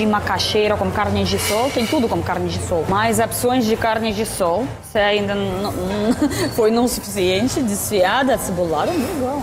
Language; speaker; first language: Portuguese; non-native, fluent; Russian